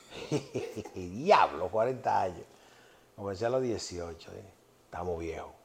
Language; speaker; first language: Spanish; native; Spanish